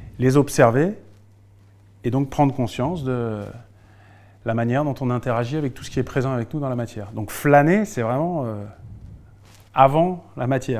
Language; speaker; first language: French; native; French